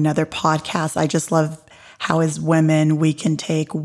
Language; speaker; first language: English; early bilingual, other home language; Spanish